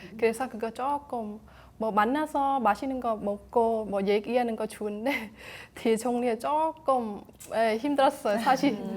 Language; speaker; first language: Korean; non-native, fluent; Khmer